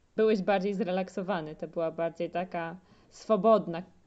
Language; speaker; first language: Polish; native; Polish